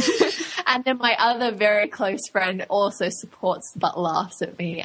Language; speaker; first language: English; native; English